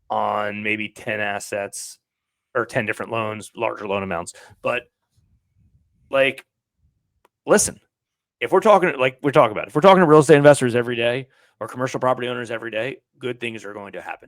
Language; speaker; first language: English; native; English